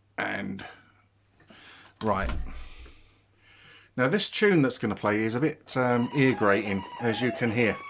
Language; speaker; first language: English; native; English